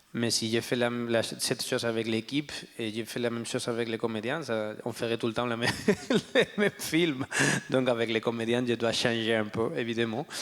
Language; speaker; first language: French; non-native, learner; Spanish